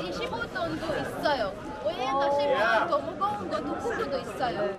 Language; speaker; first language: Korean; non-native, fluent; Arabic